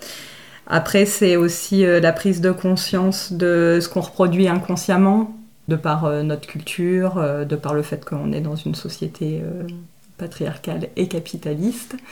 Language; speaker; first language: French; native; French